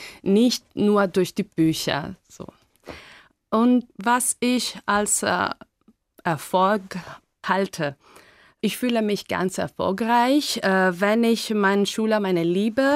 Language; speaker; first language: German; non-native, fluent; Greek